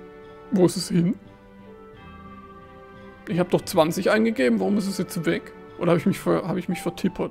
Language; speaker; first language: German; native; German